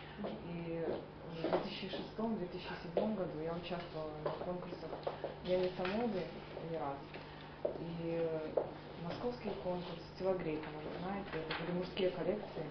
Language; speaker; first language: Russian; native; Russian